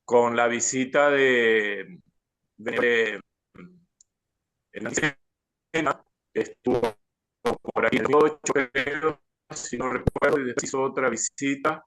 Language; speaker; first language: Spanish; native; Spanish